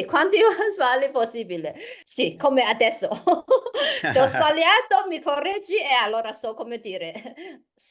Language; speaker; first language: Italian; non-native, learner; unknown